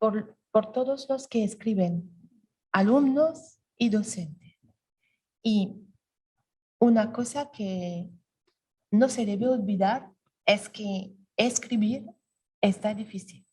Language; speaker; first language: Spanish; non-native, learner; French